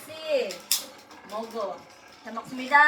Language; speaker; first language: Korean; non-native, learner; Filipino